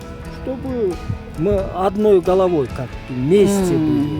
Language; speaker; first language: Russian; non-native, local second language; Kyrgyz